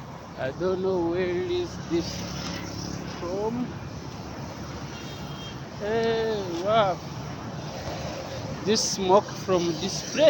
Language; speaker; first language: English; non-native, learner; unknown